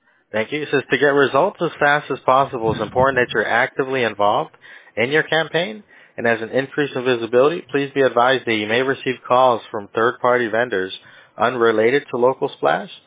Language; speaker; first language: English; early bilingual, other home language; Spanish